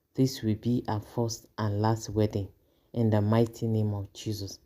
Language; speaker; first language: English; non-native, local second language; Yoruba